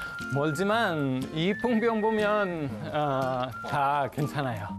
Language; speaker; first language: Korean; non-native, fluent; Spanish